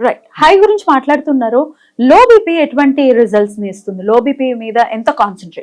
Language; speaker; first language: Telugu; native; Telugu